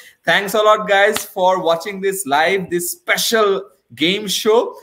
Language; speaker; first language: English; non-native, local second language; Bangla